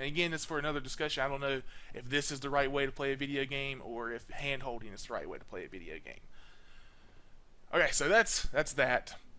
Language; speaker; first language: English; native; English